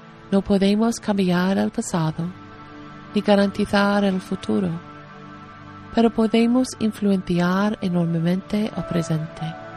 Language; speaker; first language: Spanish; non-native, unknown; English